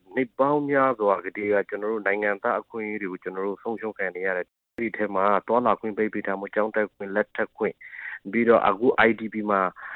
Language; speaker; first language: Burmese; non-native, local second language; Rohingya